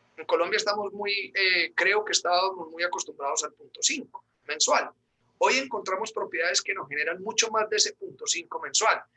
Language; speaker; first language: Spanish; native; Spanish